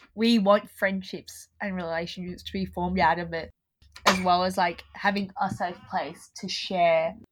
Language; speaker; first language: English; native; English